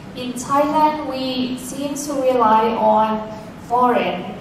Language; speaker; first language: English; non-native, fluent; Thai